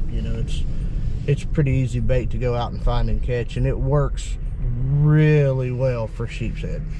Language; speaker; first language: English; native; English